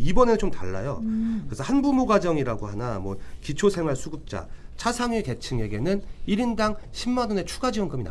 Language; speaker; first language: Korean; native; Korean